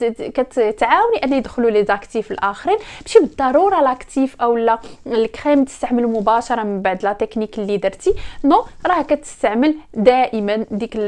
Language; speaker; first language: Arabic; native; Arabic